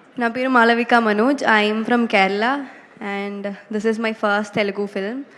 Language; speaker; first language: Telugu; non-native, learner; Malayalam